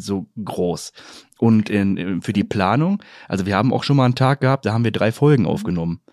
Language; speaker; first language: German; native; German